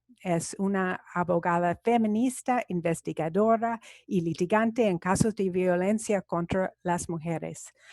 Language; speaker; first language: Spanish; non-native, fluent; English